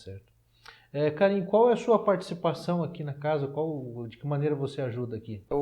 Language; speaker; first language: Portuguese; native; Portuguese